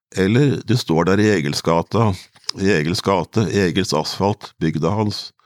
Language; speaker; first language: Norwegian; native; Norwegian